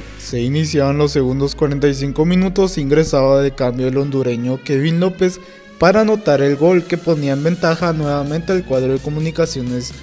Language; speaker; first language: Spanish; native; Spanish